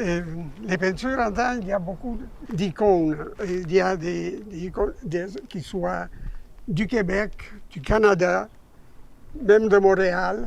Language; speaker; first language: French; non-native, fluent; Italian